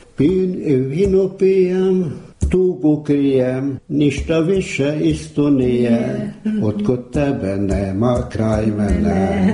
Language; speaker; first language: Serbian; early bilingual, heritage; Serbian